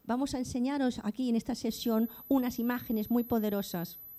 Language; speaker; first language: Spanish; native; Spanish